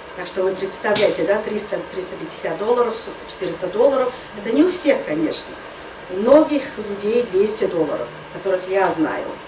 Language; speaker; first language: Russian; non-native, fluent; Mongolian